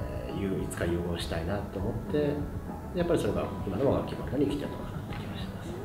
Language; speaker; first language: Japanese; native; Japanese